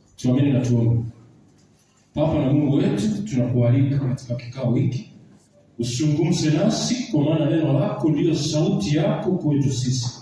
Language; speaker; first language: Swahili; non-native, local second language; Gusii